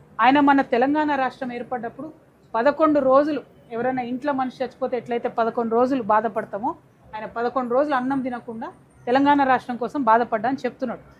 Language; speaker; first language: Telugu; native; Telugu